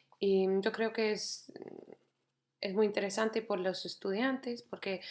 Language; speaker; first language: Spanish; non-native, fluent; English